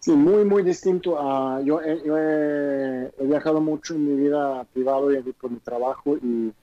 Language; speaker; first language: Spanish; non-native, fluent; Swedish